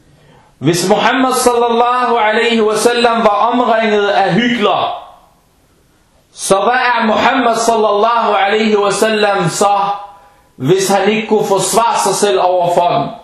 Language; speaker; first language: Danish; early bilingual, other home language; Arabic